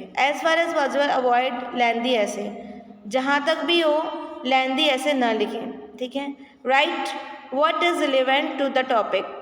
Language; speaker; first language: Hindi; native; Hindi